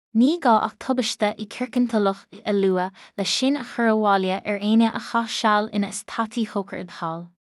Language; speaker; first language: Irish; native; Irish